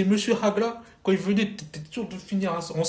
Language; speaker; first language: French; native; French